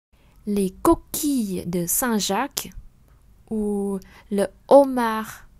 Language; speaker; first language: French; non-native, fluent; Vietnamese